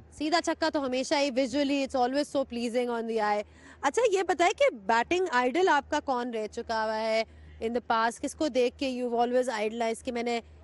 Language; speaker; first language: Urdu; native; Urdu